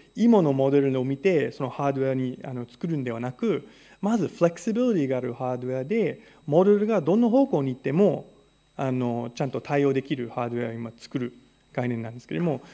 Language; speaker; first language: Japanese; non-native, fluent; English